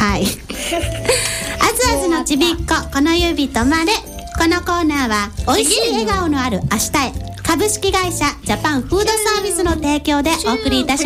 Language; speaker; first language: Japanese; native; Japanese